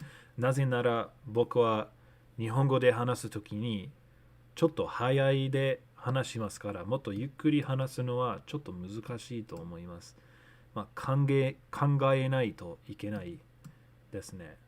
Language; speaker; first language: Japanese; non-native, learner; English